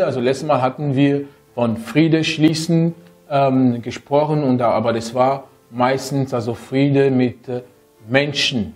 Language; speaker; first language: German; non-native, fluent; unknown